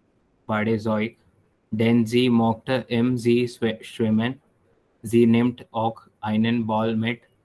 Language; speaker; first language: German; non-native, learner; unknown